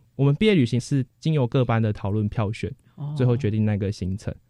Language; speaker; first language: Chinese; native; Chinese